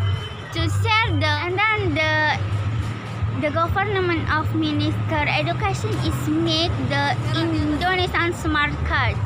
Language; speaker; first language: English; non-native, learner; Indonesian